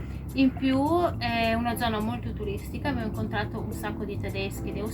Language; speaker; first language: Italian; native; Italian